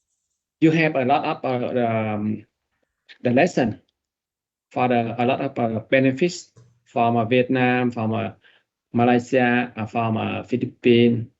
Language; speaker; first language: English; non-native, learner; Vietnamese